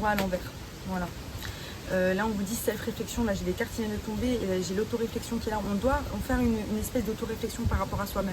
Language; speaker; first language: French; native; French